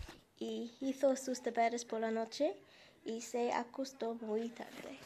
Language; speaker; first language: Spanish; non-native, learner; English